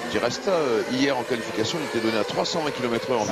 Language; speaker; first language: French; native; French